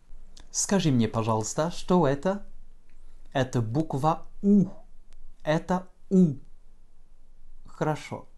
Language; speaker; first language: Russian; non-native, fluent; French